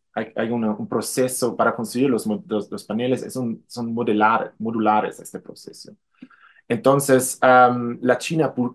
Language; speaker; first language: Spanish; non-native, fluent; German